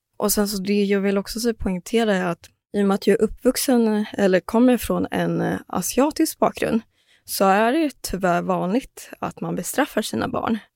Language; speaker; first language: Swedish; early bilingual, other home language; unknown